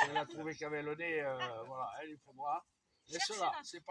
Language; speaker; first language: French; native; French